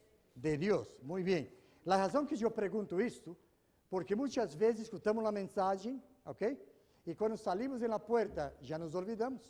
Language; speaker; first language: Spanish; non-native, fluent; Portuguese